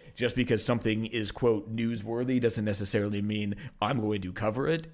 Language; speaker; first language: English; native; English